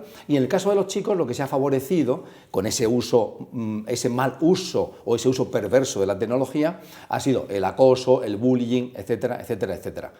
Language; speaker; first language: Spanish; native; Spanish